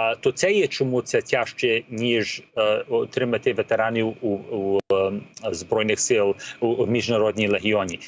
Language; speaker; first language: Ukrainian; early bilingual, heritage; Ukrainian